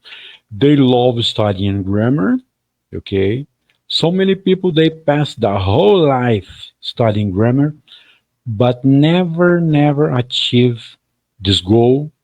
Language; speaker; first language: English; non-native, fluent; Portuguese